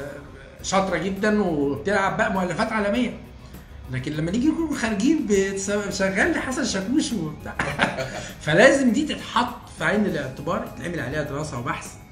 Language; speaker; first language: Arabic; native; Arabic